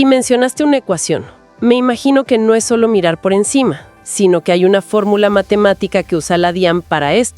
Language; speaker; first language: Spanish; native; Spanish